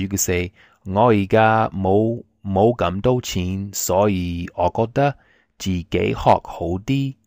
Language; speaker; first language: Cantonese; non-native, fluent; English